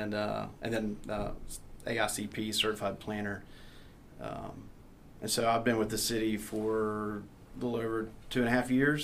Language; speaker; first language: English; native; English